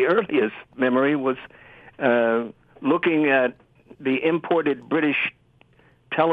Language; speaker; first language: English; native; English